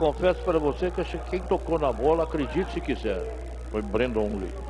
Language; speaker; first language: Portuguese; native; Portuguese